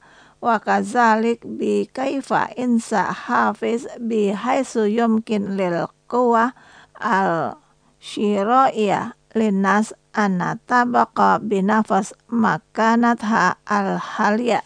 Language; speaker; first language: Arabic; non-native, fluent; Indonesian